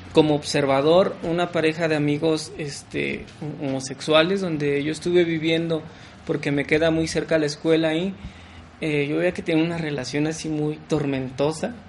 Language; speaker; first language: Spanish; early bilingual, heritage; French